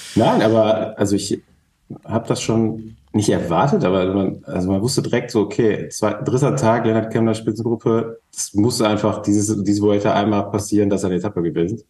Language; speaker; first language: German; native; German